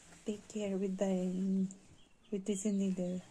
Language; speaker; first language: English; non-native, fluent; Filipino